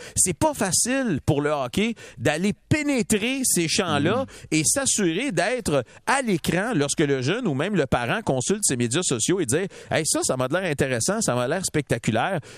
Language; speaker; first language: French; native; French